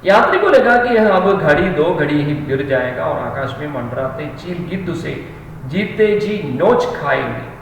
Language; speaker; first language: Hindi; non-native, local second language; Malayalam